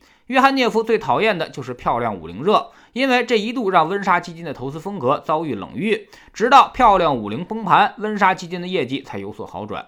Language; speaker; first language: Chinese; native; Chinese